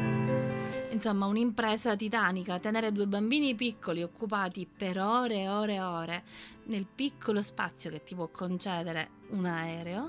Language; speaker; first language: Italian; native; Italian